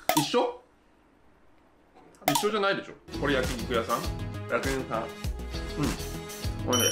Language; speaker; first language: Japanese; native; Japanese